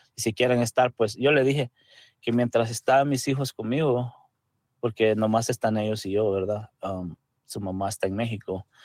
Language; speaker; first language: Spanish; native; Spanish